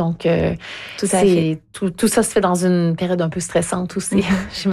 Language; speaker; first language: French; native; French